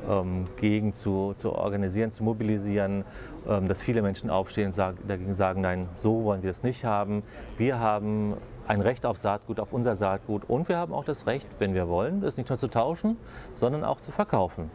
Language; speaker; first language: German; native; German